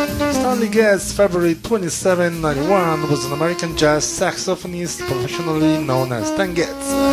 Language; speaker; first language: English; non-native, fluent; Italian